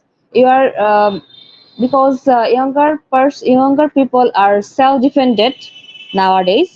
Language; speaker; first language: English; non-native, learner; Bangla